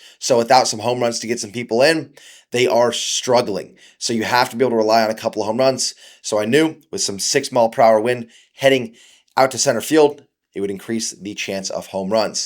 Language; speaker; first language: English; native; English